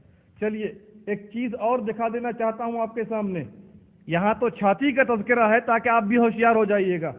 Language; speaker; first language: Urdu; native; Urdu